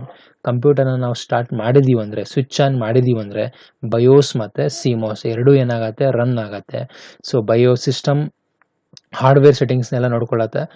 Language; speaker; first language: Kannada; native; Kannada